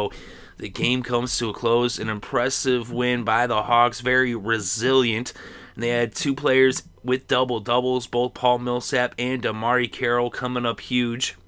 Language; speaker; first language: English; native; English